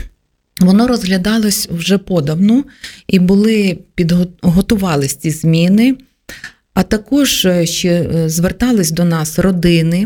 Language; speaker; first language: Ukrainian; native; Ukrainian